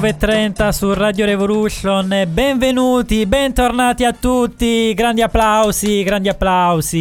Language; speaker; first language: Italian; native; Italian